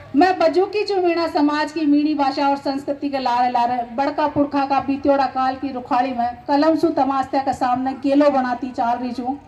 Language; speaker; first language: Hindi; non-native, local second language; Rajasthani